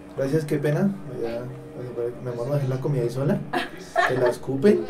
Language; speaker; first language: Spanish; native; Spanish